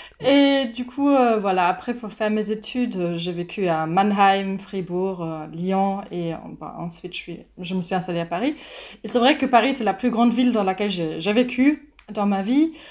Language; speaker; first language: French; non-native, fluent; German